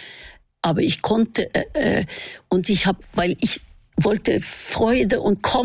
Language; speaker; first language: German; non-native, fluent; Norwegian